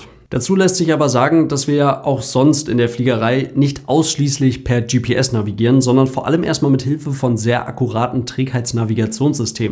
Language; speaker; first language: German; native; German